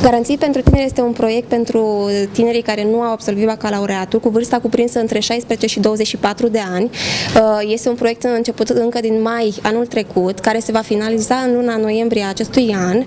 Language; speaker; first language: Romanian; native; Romanian